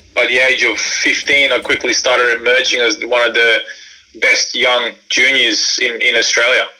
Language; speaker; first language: English; early bilingual, other home language; Croatian